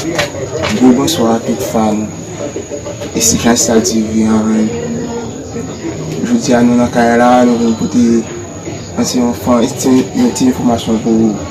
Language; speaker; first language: French; non-native, learner; Haitian Creole